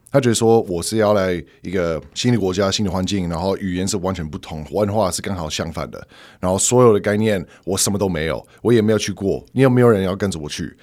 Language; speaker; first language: Chinese; non-native, fluent; English